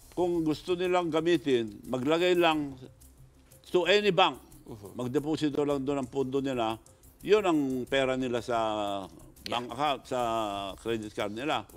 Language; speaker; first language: Filipino; non-native, local second language; Iloko